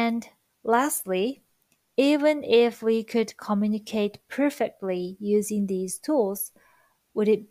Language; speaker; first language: English; non-native, fluent; Japanese